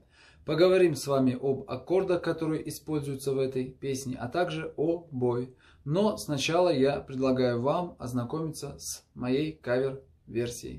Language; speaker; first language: Russian; native; Russian